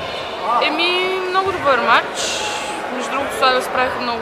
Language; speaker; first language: Bulgarian; native; Bulgarian